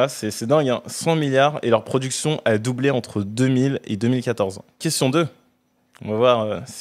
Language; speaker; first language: French; native; French